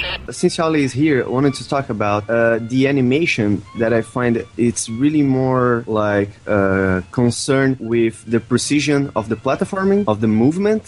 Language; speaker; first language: English; non-native, fluent; Portuguese